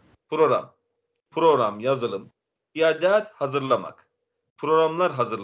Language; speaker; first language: Turkish; native; Turkish